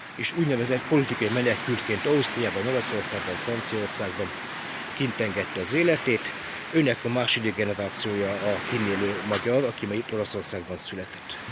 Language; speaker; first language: Hungarian; native; Hungarian